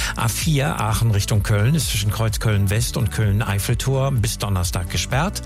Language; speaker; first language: German; native; German